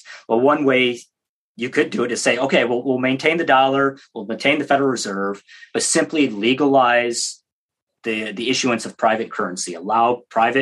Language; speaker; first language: English; native; English